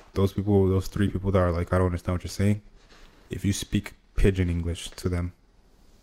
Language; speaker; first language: English; non-native, local second language; Igbo